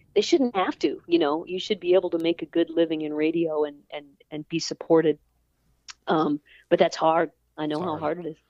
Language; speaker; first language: English; native; English